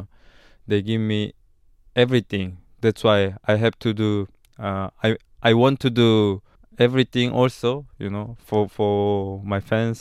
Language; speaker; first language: English; non-native, learner; Korean